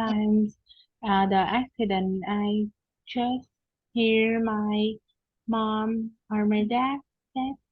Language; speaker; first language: English; non-native, learner; Vietnamese